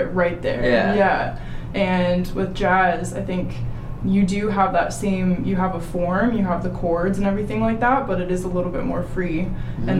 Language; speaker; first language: English; native; English